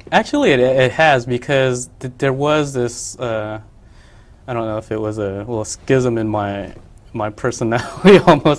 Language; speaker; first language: English; early bilingual, other home language; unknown